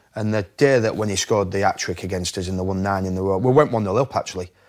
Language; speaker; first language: English; native; English